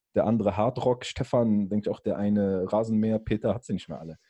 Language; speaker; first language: German; early bilingual, other home language; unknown